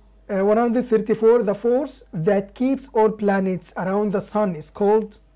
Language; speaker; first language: English; non-native, fluent; Arabic